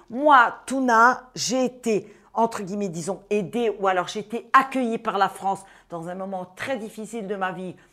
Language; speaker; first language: French; non-native, fluent; Portuguese